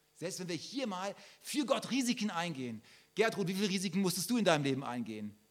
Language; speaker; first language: German; native; German